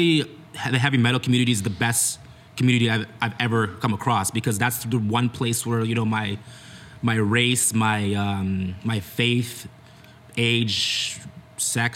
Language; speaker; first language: English; native; English